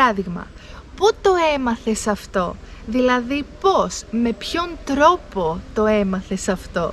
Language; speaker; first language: Greek; native; Greek